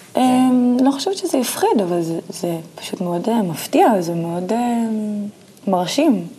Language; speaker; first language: Hebrew; native; Hebrew